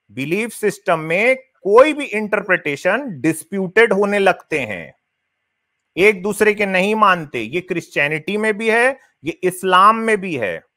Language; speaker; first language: Hindi; native; Hindi